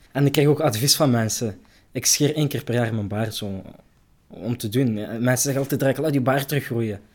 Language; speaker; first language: Dutch; early bilingual, other home language; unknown